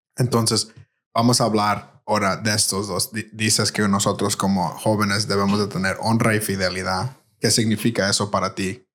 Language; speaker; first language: Spanish; early bilingual, heritage; Spanish